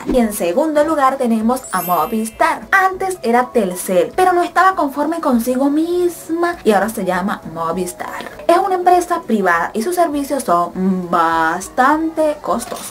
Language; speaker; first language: Spanish; native; Spanish